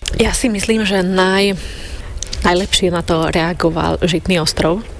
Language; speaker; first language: Slovak; non-native, local second language; Hungarian